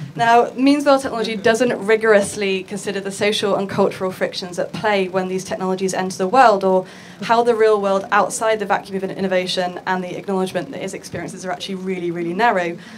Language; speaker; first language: English; native; English